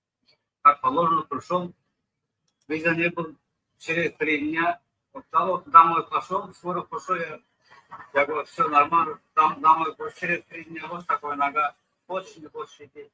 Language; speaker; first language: Russian; non-native, learner; Turkmen